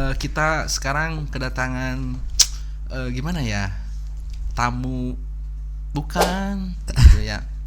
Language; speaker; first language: Indonesian; native; Indonesian